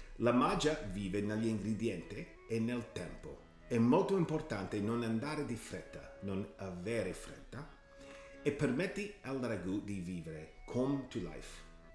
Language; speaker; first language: Italian; non-native, learner; English